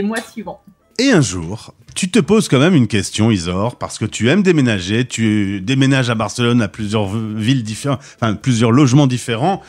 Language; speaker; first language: French; native; French